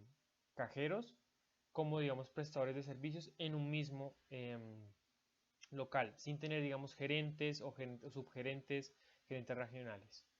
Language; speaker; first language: Spanish; native; Spanish